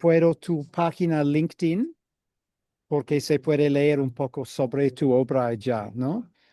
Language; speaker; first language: Spanish; non-native, fluent; English